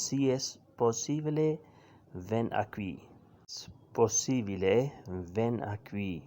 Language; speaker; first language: Spanish; non-native, learner; Urdu